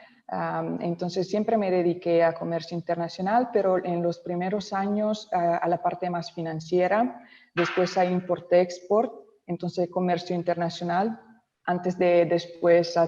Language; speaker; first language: Spanish; non-native, local second language; Italian